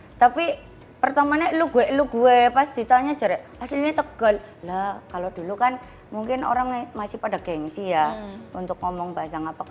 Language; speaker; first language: Indonesian; non-native, local second language; Javanese